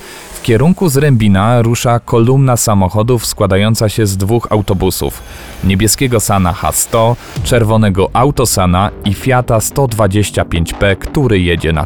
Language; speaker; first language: Polish; native; Polish